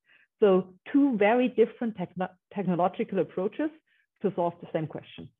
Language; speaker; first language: English; non-native, fluent; German